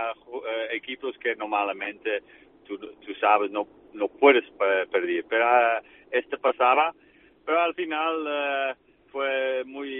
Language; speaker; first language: Spanish; non-native, fluent; Dutch